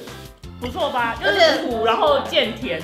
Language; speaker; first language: Chinese; native; Chinese